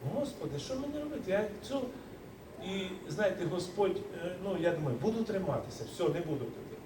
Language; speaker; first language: Ukrainian; native; Ukrainian